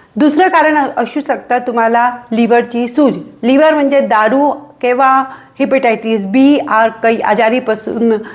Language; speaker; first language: Marathi; non-native, local second language; Hindi